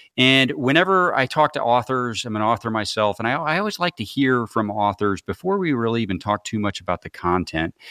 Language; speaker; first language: English; native; English